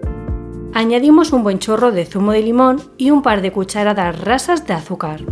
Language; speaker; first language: Spanish; native; Spanish